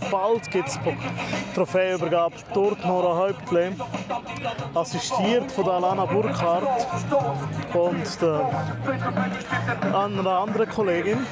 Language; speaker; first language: German; native; German